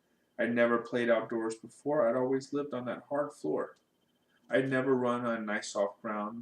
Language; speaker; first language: English; native; English